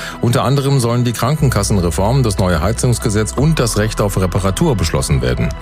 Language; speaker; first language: German; native; German